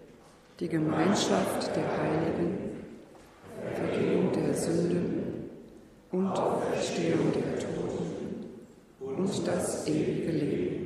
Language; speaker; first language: German; native; German